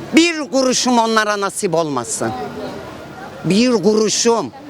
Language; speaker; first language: Turkish; native; Turkish